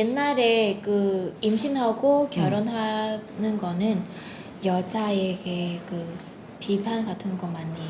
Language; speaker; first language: Korean; non-native, fluent; Vietnamese